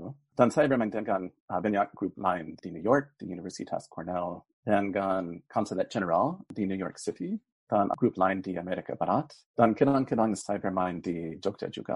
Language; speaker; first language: Indonesian; non-native, fluent; English